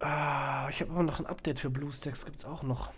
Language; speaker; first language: German; native; German